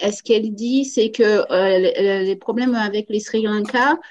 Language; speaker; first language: French; non-native, fluent; Portuguese